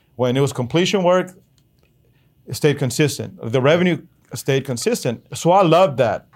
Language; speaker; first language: English; early bilingual, other home language; Spanish